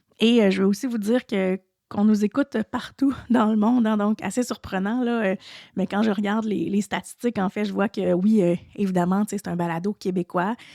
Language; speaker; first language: French; native; French